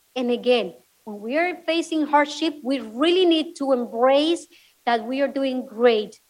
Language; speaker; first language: English; non-native, fluent; Spanish